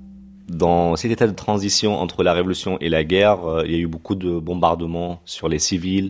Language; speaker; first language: French; non-native, fluent; Arabic